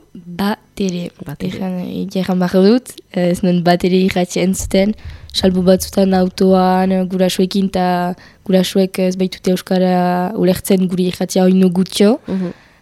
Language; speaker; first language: Basque; non-native, local second language; French